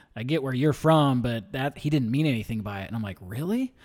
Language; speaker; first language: English; native; English